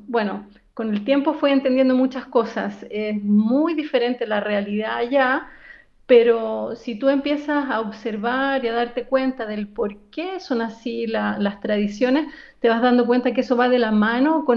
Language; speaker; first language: Spanish; native; Spanish